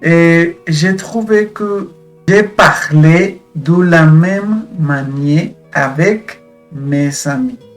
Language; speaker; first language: French; non-native, fluent; Spanish